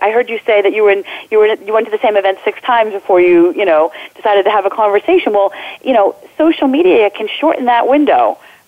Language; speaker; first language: English; native; English